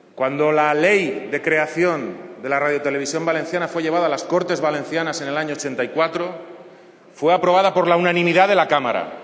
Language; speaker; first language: Spanish; non-native, local second language; Catalan